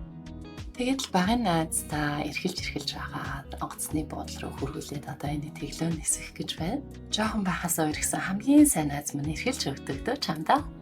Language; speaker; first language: Mongolian; native; Mongolian